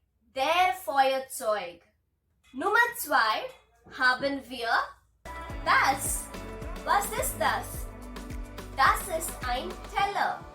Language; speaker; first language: German; non-native, learner; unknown